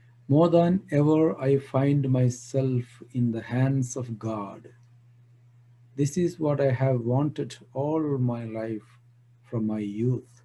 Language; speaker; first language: English; non-native, local second language; Malayalam